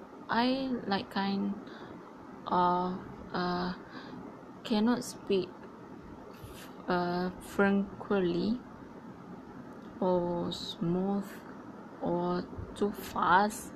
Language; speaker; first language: English; non-native, learner; Malay